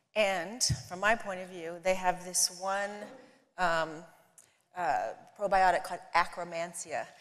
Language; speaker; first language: English; native; English